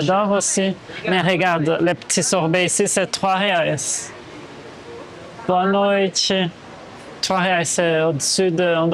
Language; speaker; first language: French; non-native, fluent; Portuguese